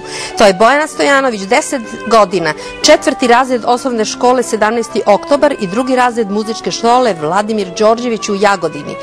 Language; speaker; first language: Serbian; native; Serbian